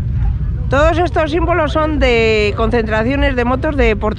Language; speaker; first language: Spanish; native; Spanish